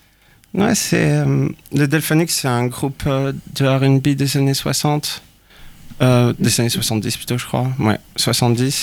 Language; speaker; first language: French; native; French